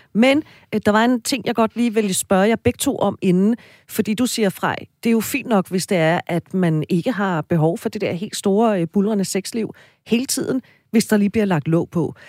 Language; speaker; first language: Danish; native; Danish